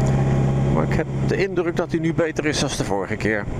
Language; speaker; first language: Dutch; native; Dutch